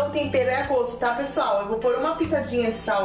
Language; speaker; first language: Portuguese; native; Portuguese